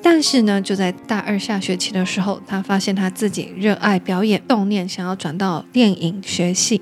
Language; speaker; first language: Chinese; native; Chinese